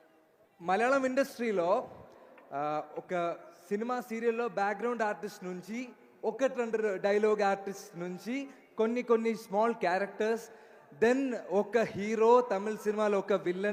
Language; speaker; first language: Telugu; non-native, learner; Malayalam